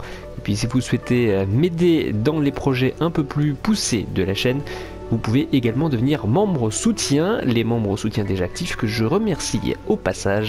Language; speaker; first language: French; native; French